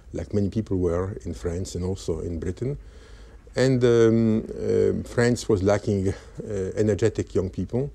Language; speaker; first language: English; non-native, fluent; Polish